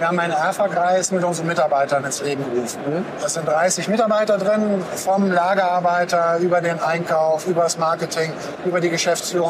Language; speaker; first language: German; native; German